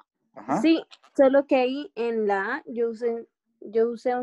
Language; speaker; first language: Spanish; native; Spanish